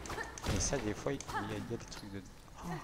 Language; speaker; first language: French; native; French